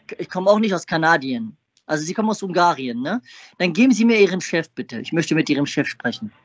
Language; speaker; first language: German; native; German